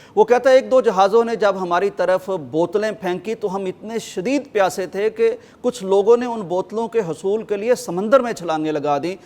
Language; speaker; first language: Urdu; native; Urdu